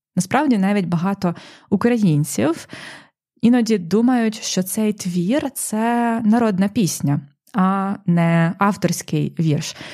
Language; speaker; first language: Ukrainian; native; Ukrainian